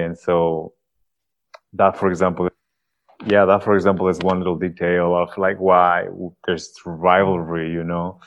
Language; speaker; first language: English; non-native, fluent; Spanish